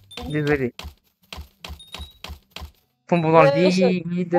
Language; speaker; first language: French; native; French